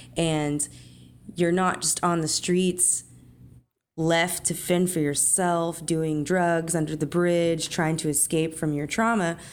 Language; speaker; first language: English; native; English